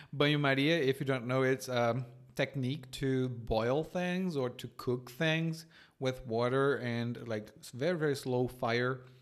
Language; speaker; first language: English; non-native, fluent; Portuguese